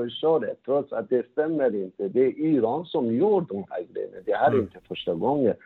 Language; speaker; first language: Swedish; non-native, fluent; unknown